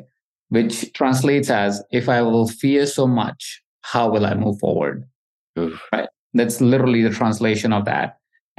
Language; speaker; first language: English; non-native, local second language; Hindi